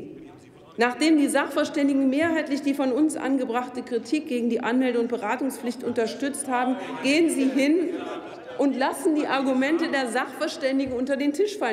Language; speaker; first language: German; native; German